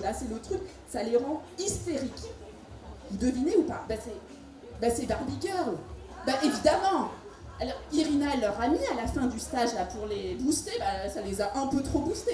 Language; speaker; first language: French; native; French